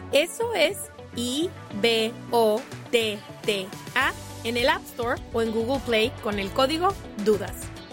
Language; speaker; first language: Spanish; native; Spanish